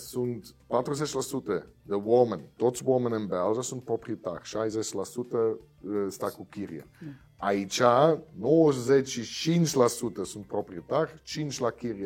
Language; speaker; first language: Romanian; non-native, learner; Dutch